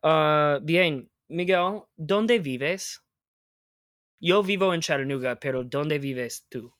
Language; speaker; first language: Spanish; non-native, fluent; English